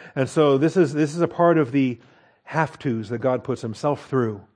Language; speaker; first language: English; native; English